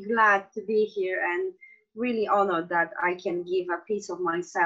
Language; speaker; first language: English; non-native, fluent; Polish